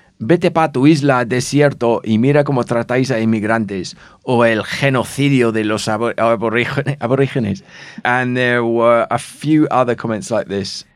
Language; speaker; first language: Spanish; non-native, fluent; English